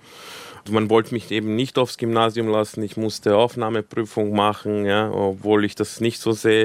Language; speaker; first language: German; early bilingual, other home language; Croatian